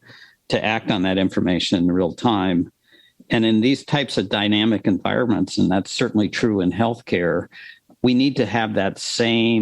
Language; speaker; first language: English; native; English